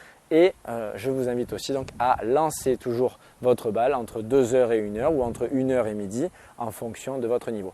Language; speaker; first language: French; native; French